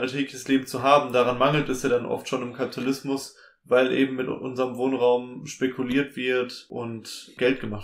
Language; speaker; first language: German; native; German